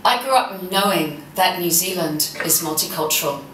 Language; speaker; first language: English; native; English